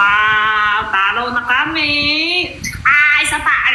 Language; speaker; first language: Filipino; non-native, local second language; Cebuano